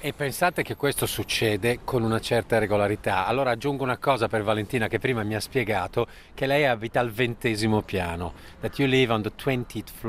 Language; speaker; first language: Italian; native; Italian